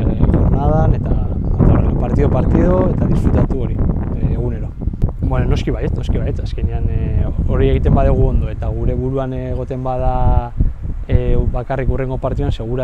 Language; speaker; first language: Basque; non-native, local second language; Spanish